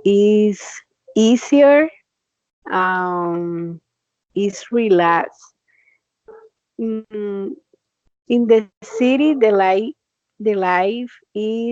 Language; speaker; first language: English; non-native, learner; Spanish